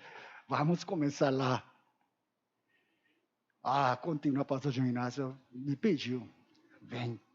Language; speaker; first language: Portuguese; non-native, learner; Korean